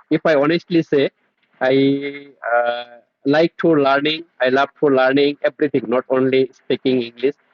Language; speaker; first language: English; non-native, learner; Bangla